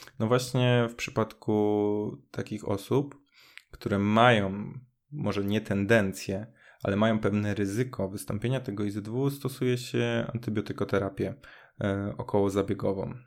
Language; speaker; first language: Polish; native; Polish